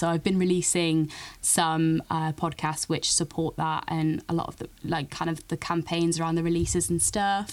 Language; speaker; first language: English; native; English